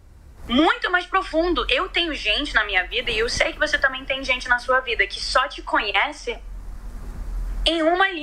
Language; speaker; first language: Portuguese; early bilingual, heritage; Portuguese